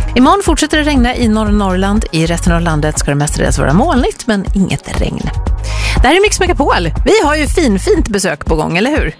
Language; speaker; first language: Swedish; native; Swedish